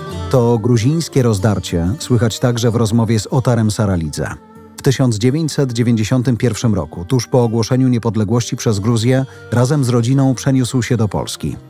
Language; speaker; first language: Polish; native; Polish